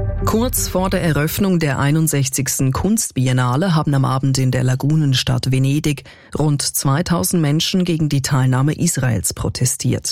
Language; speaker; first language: German; native; German